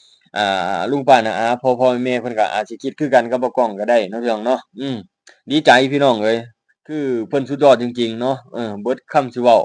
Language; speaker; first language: Thai; non-native, local second language; Northeastern Thai